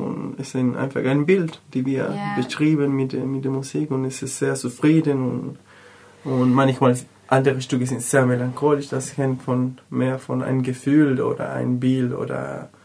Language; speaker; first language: German; non-native, learner; Spanish